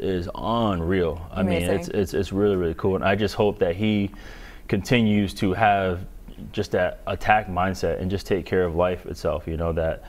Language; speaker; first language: English; native; English